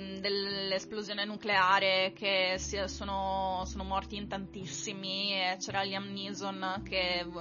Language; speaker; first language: Italian; native; Italian